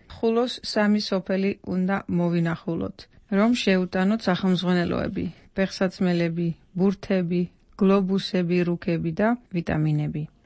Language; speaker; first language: Georgian; non-native, fluent; Dutch